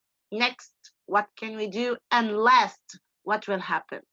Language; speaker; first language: English; non-native, fluent; Arabic